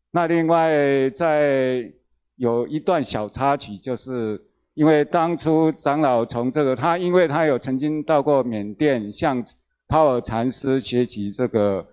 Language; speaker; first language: Chinese; native; Chinese